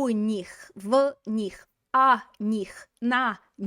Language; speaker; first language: Russian; non-native, fluent; English